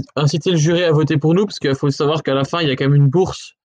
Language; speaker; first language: French; native; French